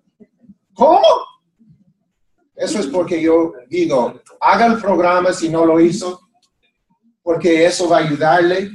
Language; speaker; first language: Spanish; non-native, fluent; English